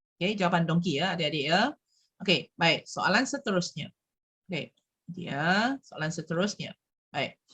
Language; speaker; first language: Malay; non-native, local second language; Chinese